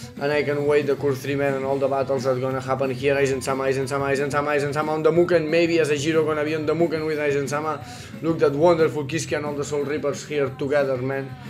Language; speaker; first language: English; non-native, fluent; Spanish